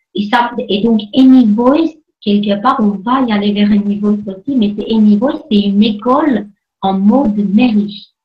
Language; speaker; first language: French; non-native, fluent; Armenian